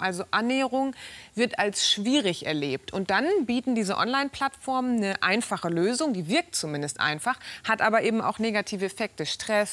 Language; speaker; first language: German; native; German